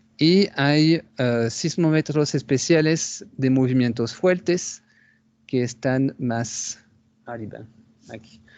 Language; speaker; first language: Spanish; non-native, fluent; French